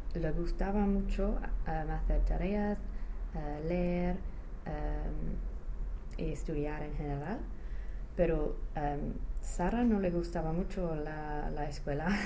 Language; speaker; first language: Spanish; non-native, learner; English